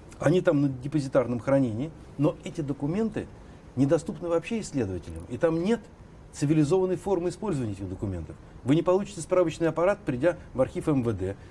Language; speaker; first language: Russian; native; Russian